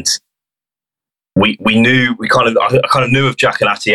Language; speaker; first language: English; native; English